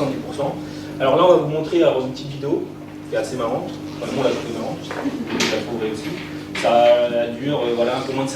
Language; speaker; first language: French; native; French